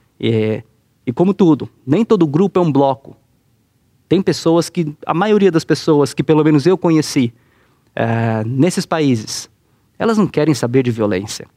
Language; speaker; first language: Portuguese; native; Portuguese